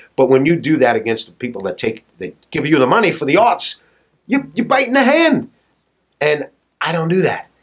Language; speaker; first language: English; native; English